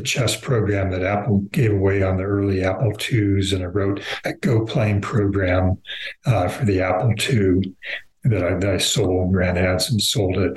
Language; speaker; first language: English; native; English